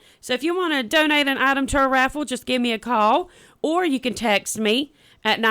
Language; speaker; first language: English; native; English